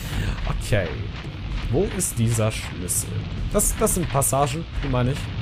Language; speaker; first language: German; native; German